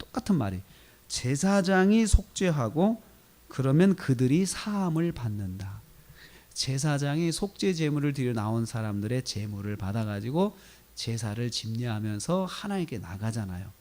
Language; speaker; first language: Korean; native; Korean